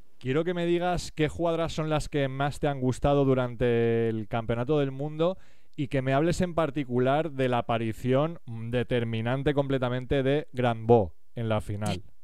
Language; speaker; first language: Spanish; native; Spanish